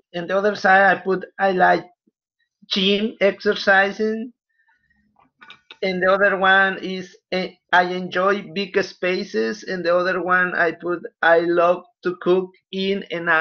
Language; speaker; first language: English; non-native, learner; Spanish